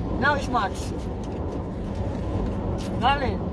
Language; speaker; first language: English; non-native, learner; Filipino